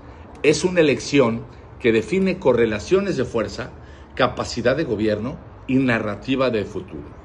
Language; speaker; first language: Spanish; native; Spanish